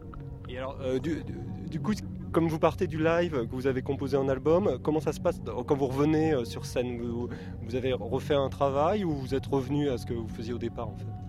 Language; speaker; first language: French; native; French